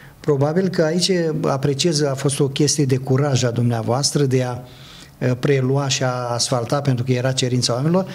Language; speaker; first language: Romanian; native; Romanian